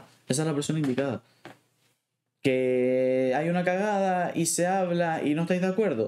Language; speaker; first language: Spanish; native; Spanish